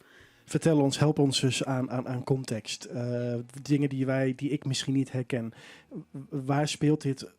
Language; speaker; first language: Dutch; non-native, local second language; Western Frisian